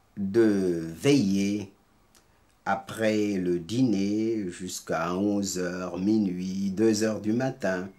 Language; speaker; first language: French; non-native, local second language; Serer